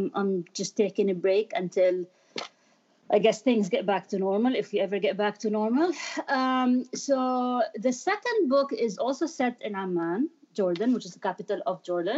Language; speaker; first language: English; non-native, fluent; Arabic